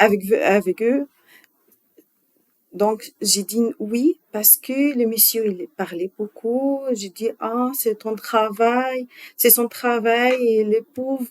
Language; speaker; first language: French; non-native, learner; Arabic